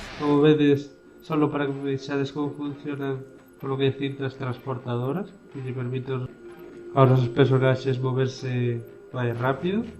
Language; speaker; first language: Galician; non-native, local second language; Spanish